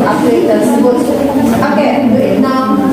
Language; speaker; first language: English; non-native, learner; Indonesian